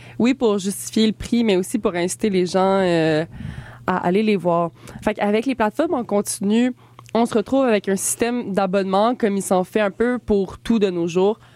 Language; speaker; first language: French; native; French